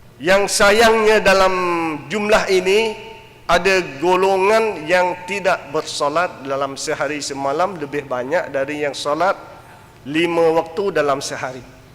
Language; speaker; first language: Malay; non-native, fluent; Western Cham